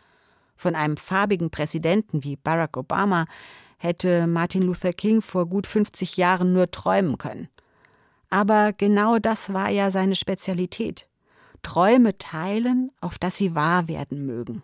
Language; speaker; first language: German; native; German